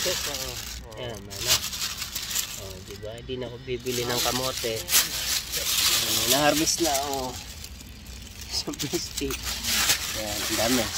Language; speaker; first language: Korean; non-native, learner; Filipino